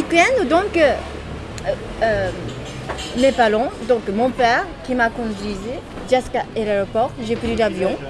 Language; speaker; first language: French; non-native, learner; Japanese